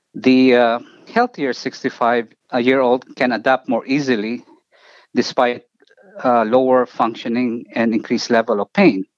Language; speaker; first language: English; non-native, local second language; Filipino